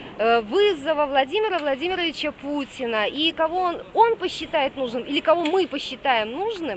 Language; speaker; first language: Russian; native; Russian